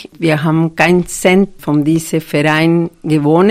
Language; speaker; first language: German; non-native, fluent; Spanish